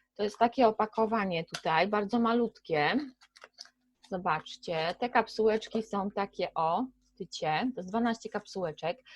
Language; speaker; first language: Polish; native; Polish